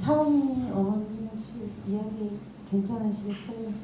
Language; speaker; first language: Korean; native; Korean